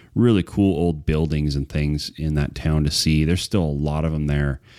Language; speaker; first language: English; native; English